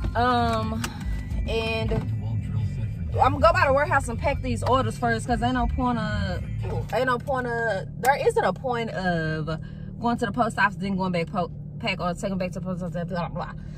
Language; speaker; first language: English; native; English